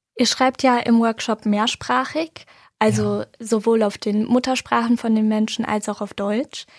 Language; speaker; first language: German; native; German